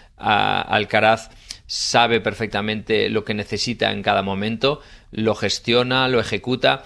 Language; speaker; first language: Spanish; native; Spanish